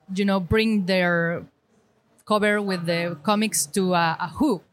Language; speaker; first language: English; non-native, learner; Spanish